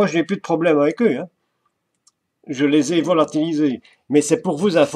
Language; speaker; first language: French; native; French